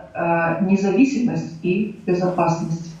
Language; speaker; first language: Russian; native; Russian